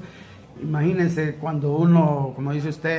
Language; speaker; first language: Spanish; native; Spanish